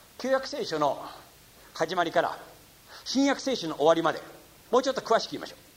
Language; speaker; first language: Japanese; non-native, fluent; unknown